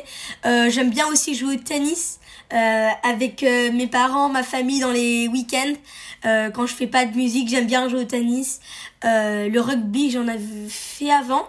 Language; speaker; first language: French; early bilingual, heritage; French